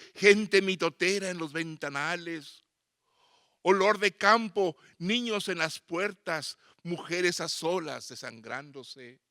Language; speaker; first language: Spanish; native; Spanish